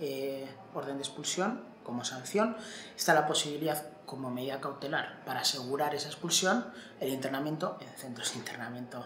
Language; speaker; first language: Spanish; native; Spanish